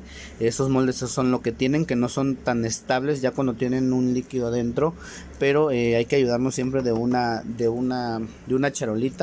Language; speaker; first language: Spanish; native; Spanish